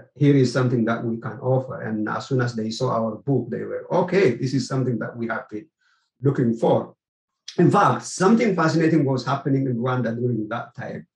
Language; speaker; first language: English; non-native, fluent; Amharic